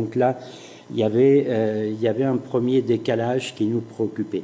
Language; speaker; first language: French; native; French